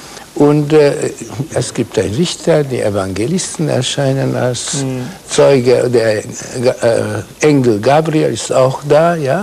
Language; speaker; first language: German; non-native, fluent; Hungarian